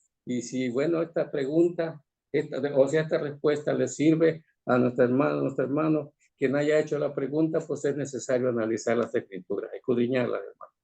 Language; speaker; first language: Spanish; native; Spanish